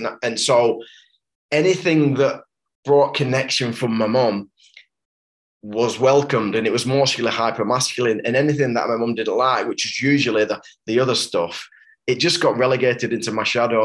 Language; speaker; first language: English; native; English